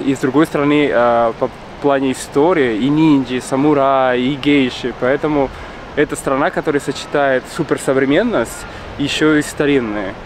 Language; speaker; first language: Russian; non-native, fluent; Spanish